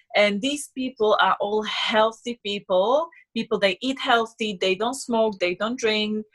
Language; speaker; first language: English; non-native, fluent; Slovak